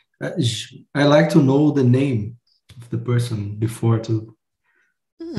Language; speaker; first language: English; non-native, fluent; Portuguese